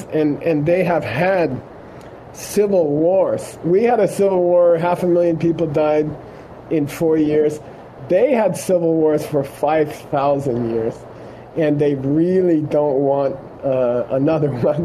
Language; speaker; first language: English; native; English